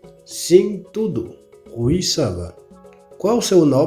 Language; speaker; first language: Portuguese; non-native, learner; Haitian Creole